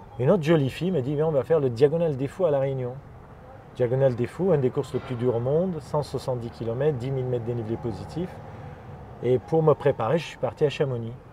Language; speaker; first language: French; non-native, fluent; Armenian